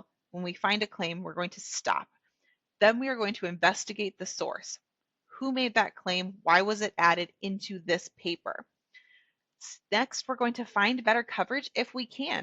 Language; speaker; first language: English; native; English